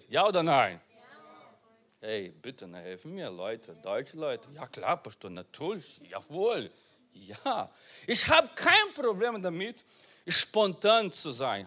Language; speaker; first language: German; non-native, learner; Portuguese